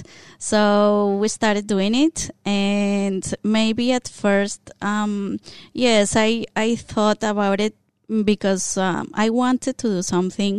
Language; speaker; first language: English; non-native, fluent; Spanish